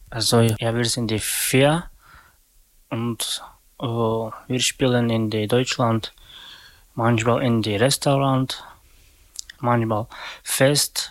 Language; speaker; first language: German; non-native, learner; Romany